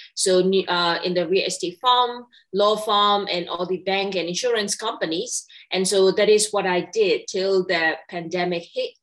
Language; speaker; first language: English; non-native, fluent; Burmese